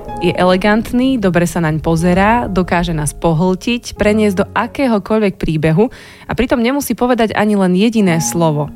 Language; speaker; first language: Slovak; native; Slovak